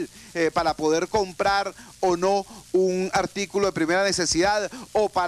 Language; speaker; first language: Spanish; native; Spanish